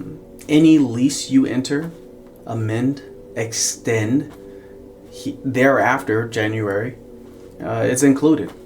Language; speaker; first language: English; native; English